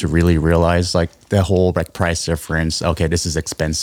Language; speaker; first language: English; non-native, fluent; Korean